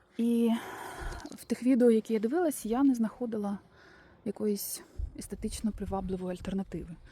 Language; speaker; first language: Ukrainian; native; Ukrainian